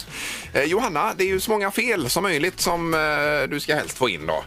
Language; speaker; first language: Swedish; native; Swedish